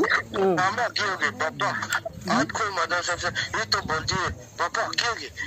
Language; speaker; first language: Hindi; non-native, local second language; Mizo